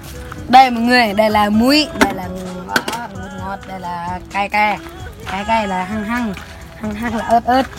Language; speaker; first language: Vietnamese; non-native, local second language; Jarai